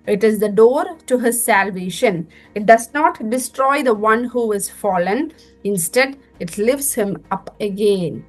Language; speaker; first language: English; non-native, local second language; Malayalam